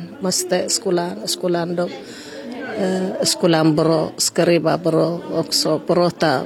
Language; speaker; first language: Swedish; non-native, learner; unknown